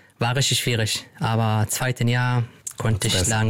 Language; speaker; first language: German; non-native, learner; Arabic